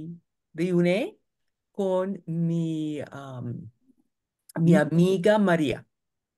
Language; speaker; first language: Spanish; non-native, learner; English